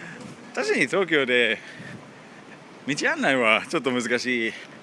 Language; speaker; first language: Japanese; non-native, learner; English